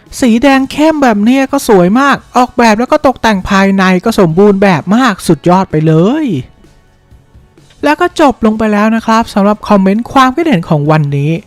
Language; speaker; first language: Thai; native; Thai